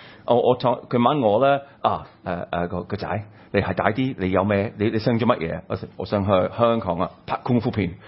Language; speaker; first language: Cantonese; non-native, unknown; English